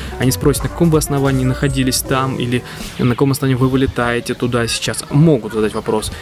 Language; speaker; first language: Russian; native; Russian